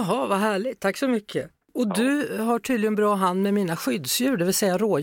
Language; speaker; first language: Swedish; native; Swedish